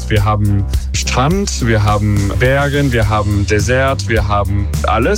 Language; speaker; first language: German; non-native, learner; English